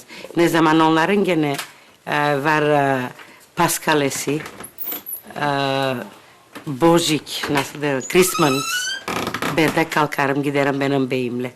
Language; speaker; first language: Turkish; early bilingual, heritage; Turkish